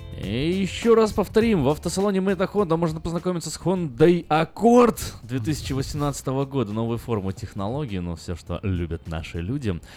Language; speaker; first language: Russian; early bilingual, heritage; Russian